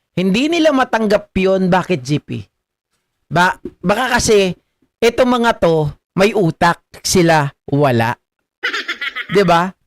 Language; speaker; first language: Filipino; native; Filipino